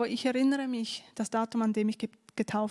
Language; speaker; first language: German; native; German